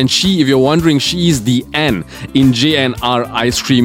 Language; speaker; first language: English; non-native, local second language; Malay